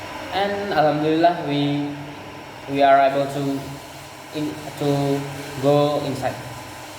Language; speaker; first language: English; non-native, learner; Indonesian